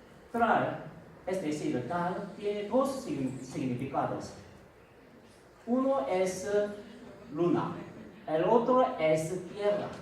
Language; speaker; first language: Spanish; non-native, fluent; Korean